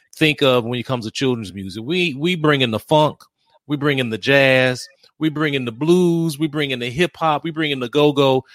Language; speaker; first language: English; native; English